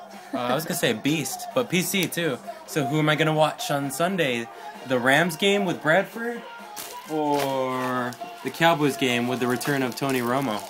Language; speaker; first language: English; native; English